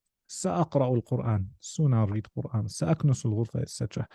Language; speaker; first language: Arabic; non-native, fluent; English